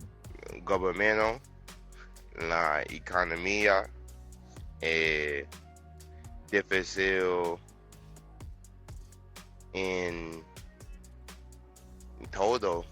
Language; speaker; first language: Spanish; non-native, learner; English